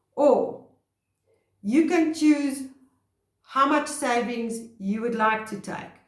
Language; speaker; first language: English; non-native, local second language; Afrikaans